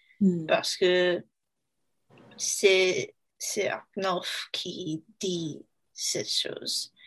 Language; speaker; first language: French; non-native, learner; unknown